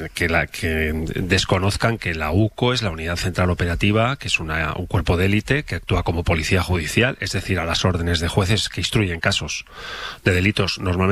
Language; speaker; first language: Spanish; native; Spanish